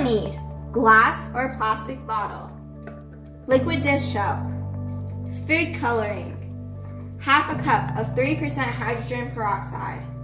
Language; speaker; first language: English; native; English